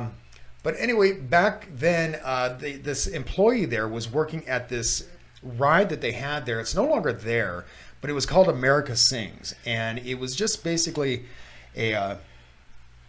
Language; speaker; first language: English; native; English